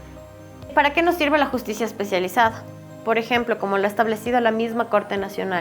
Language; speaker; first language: Spanish; native; Spanish